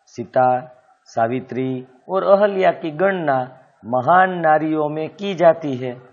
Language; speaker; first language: Hindi; non-native, local second language; Gujarati